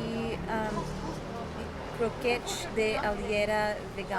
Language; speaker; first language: Portuguese; non-native, learner; English